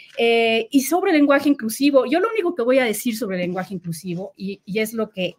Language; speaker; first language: Spanish; native; Spanish